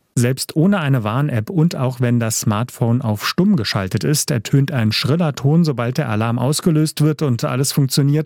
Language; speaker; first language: German; native; German